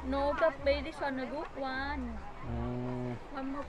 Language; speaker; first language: English; non-native, learner; Vietnamese